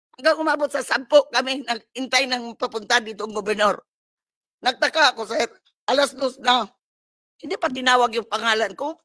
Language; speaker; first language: Filipino; non-native, local second language; Cebuano